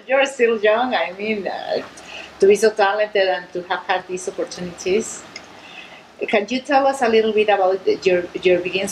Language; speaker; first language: English; non-native, fluent; Spanish